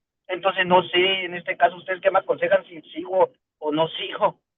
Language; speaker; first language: Spanish; native; Spanish